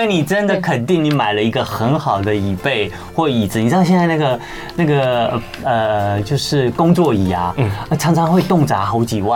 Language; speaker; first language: Chinese; native; Chinese